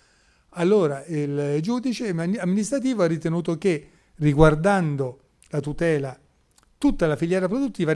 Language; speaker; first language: Italian; native; Italian